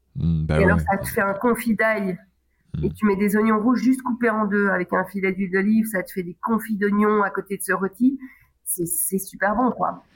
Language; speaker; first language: French; native; French